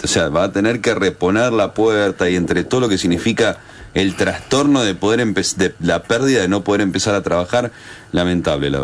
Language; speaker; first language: Spanish; native; Spanish